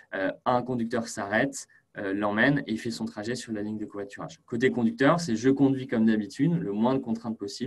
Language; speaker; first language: French; native; French